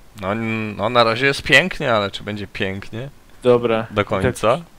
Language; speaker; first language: Polish; native; Polish